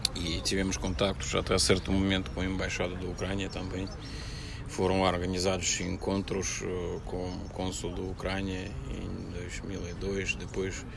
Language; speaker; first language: Portuguese; non-native, fluent; Russian